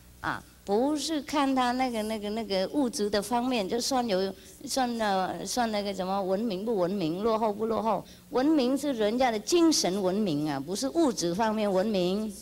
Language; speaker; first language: Chinese; non-native, fluent; Vietnamese